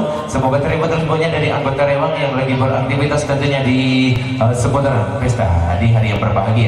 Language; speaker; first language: Malay; native; Malay